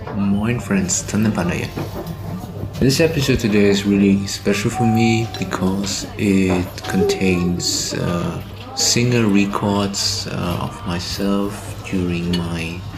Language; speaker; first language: English; non-native, fluent; German